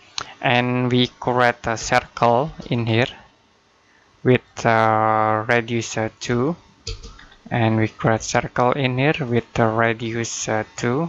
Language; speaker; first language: English; non-native, learner; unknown